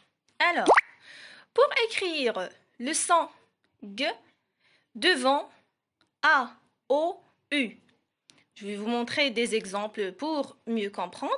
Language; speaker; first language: French; non-native, local second language; Arabic